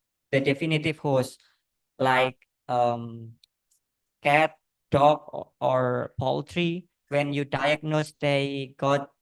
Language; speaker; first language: English; non-native, learner; Indonesian